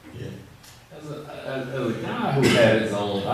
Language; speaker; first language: English; native; English